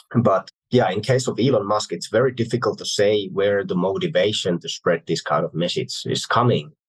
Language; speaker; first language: English; non-native, fluent; Finnish